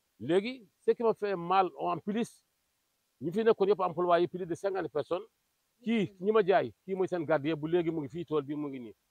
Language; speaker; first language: Wolof; non-native, local second language; Fula